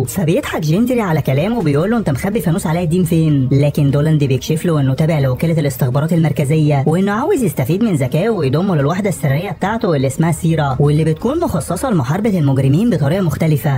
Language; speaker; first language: Arabic; native; Arabic